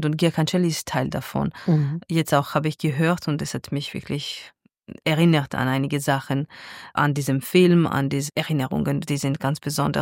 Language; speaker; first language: German; non-native, fluent; Georgian